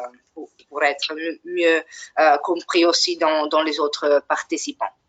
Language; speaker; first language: French; non-native, fluent; Italian